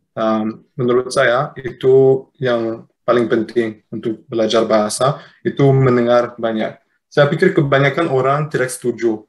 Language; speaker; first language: Indonesian; non-native, fluent; Luxembourgish